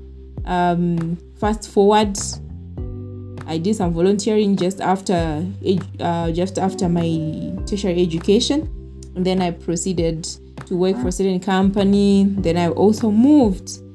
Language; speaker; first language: English; non-native, local second language; Shona